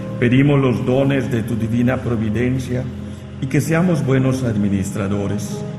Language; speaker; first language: Spanish; native; Spanish